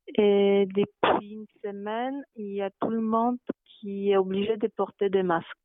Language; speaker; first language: French; non-native, fluent; Polish